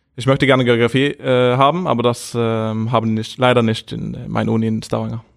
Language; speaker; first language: German; non-native, fluent; Norwegian